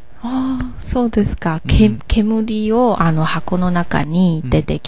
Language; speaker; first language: Japanese; non-native, learner; Chinese